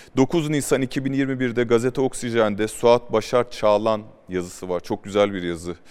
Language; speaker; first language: Turkish; native; Turkish